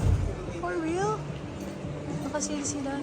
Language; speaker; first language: Filipino; native; Filipino